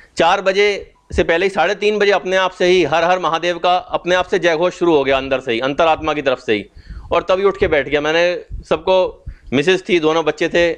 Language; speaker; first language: Hindi; native; Hindi